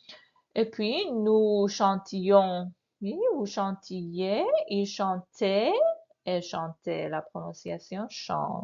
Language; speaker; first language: French; non-native, fluent; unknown